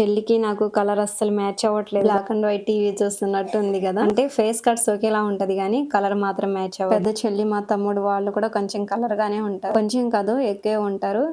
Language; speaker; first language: Telugu; non-native, local second language; Lambadi